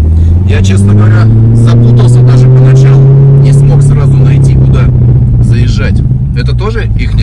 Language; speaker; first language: Russian; native; Russian